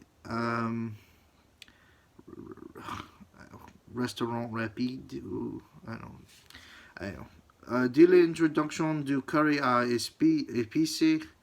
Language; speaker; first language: French; non-native, learner; English